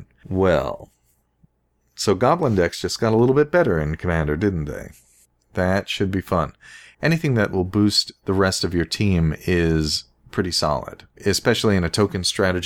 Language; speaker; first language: English; native; English